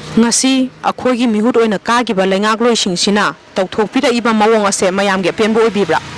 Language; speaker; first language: Manipuri; native; Manipuri